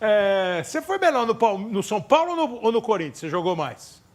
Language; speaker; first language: Portuguese; native; Portuguese